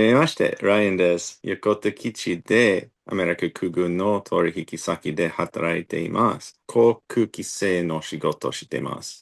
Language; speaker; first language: Japanese; non-native, learner; English